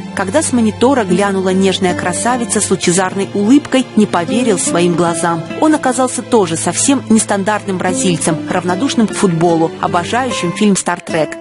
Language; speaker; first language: Russian; native; Russian